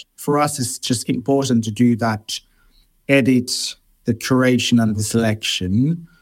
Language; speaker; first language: English; non-native, fluent; Finnish